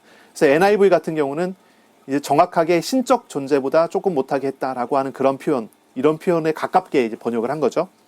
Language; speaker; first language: Korean; native; Korean